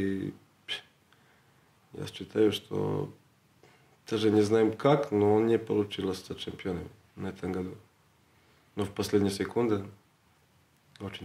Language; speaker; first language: Russian; non-native, learner; Serbian